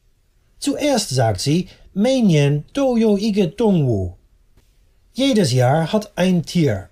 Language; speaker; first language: German; non-native, fluent; Dutch